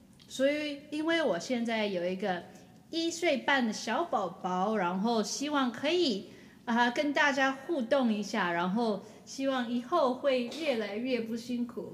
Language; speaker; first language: Chinese; early bilingual, other home language; English